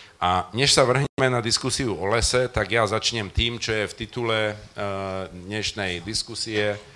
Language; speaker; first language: Slovak; native; Slovak